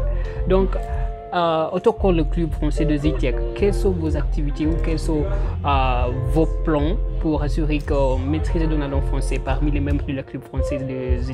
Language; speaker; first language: French; non-native, fluent; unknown